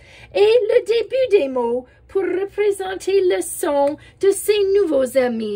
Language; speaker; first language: French; non-native, fluent; English